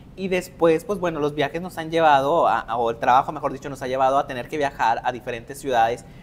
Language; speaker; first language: Spanish; native; Spanish